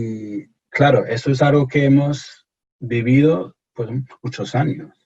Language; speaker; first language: Spanish; non-native, fluent; English